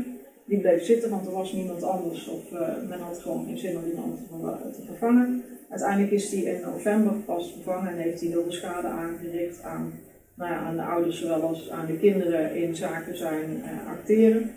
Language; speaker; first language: Dutch; native; Dutch